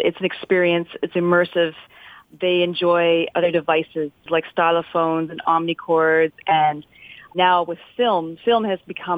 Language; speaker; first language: English; non-native, local second language; French